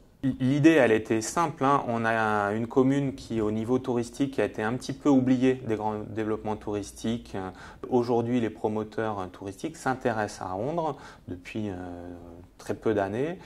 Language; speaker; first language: French; native; French